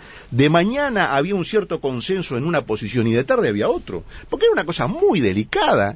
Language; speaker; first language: Spanish; native; Spanish